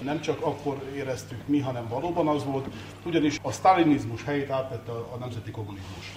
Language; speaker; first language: Hungarian; native; Hungarian